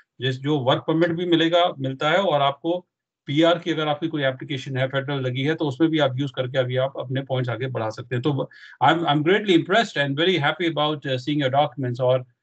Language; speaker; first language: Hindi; non-native, local second language; Punjabi